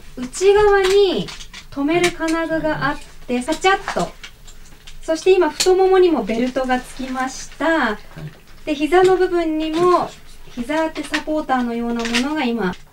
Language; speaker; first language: Japanese; native; Japanese